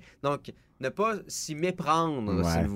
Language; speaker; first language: French; native; French